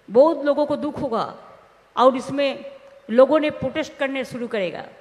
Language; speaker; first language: Hindi; non-native, local second language; Bangla